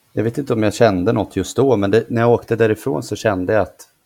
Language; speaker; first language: Swedish; native; Swedish